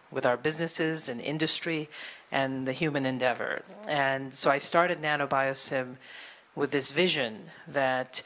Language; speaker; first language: English; native; English